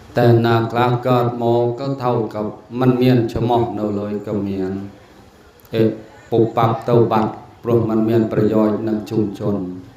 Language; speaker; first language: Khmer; native; Khmer